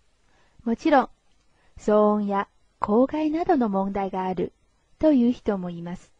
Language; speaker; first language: Japanese; non-native, fluent; Chinese